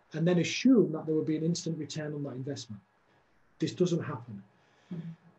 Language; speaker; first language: English; native; English